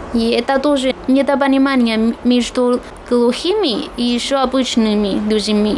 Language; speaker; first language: Russian; non-native, fluent; Chinese